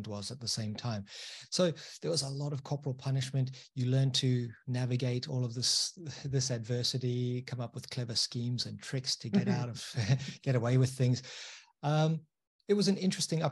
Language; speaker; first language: English; native; English